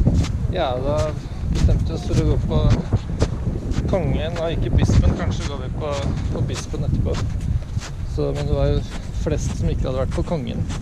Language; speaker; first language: Norwegian; native; Norwegian